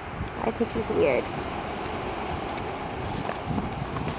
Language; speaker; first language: English; native; English